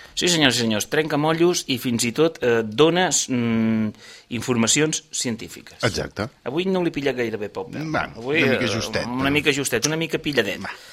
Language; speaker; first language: Catalan; native; Catalan